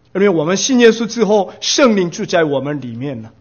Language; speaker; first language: Chinese; non-native, fluent; Korean